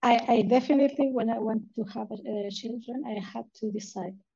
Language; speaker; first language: English; non-native, fluent; Spanish